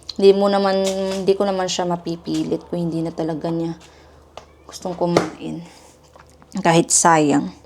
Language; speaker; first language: Filipino; non-native, local second language; Hiligaynon